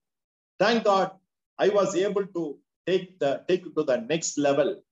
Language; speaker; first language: English; non-native, local second language; Tamil